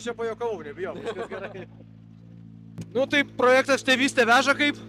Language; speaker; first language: Lithuanian; native; Lithuanian